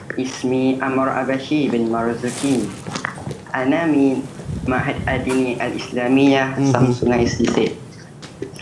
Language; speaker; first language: Arabic; non-native, learner; Malay